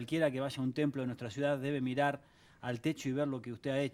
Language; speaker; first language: Spanish; native; Spanish